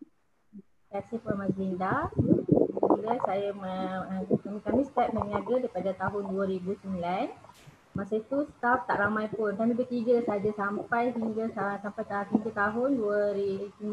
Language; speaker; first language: Malay; native; Malay